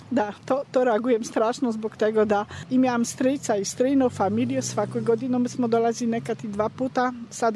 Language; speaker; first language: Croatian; non-native, learner; Polish